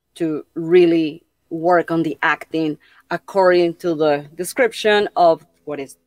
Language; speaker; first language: English; non-native, fluent; Spanish